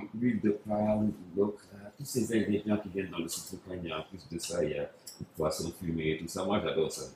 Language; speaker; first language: French; non-native, local second language; Wolof